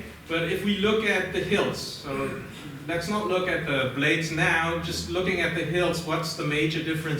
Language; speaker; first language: English; non-native, fluent; German